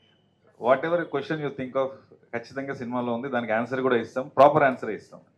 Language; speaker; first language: Telugu; native; Telugu